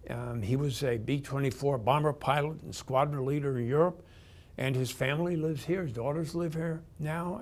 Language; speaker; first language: English; native; English